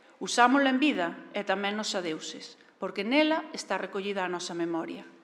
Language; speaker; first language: Galician; native; Galician